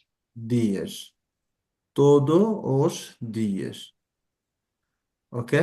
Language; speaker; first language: Portuguese; non-native, fluent; Bangla